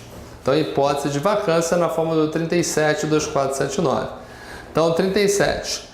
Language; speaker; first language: Portuguese; native; Portuguese